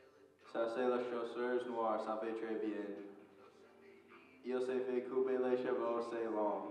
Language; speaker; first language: French; non-native, learner; English